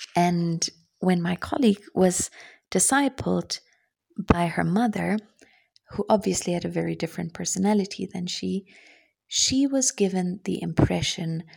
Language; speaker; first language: English; non-native, fluent; German